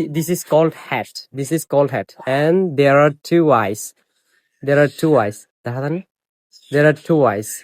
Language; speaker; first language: English; non-native, learner; Bangla